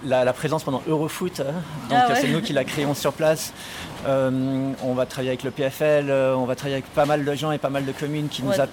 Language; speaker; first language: French; native; French